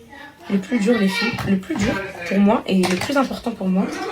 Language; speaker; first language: French; native; French